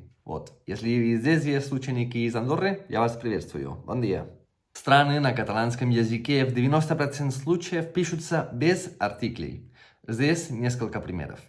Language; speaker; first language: Russian; non-native, fluent; Catalan